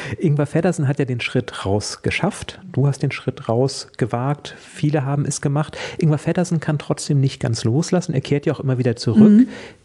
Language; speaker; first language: German; native; German